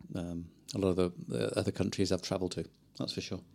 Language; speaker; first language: English; native; English